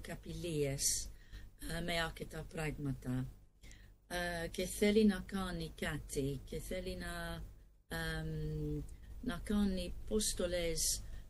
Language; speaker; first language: Greek; non-native, learner; English